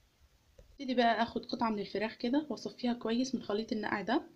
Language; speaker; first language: Arabic; native; Arabic